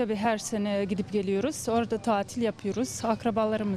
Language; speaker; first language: Turkish; non-native, fluent; Bosnian